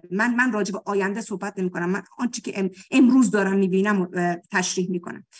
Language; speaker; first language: Persian; native; Persian